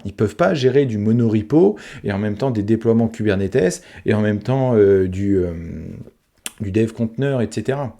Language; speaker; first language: French; native; French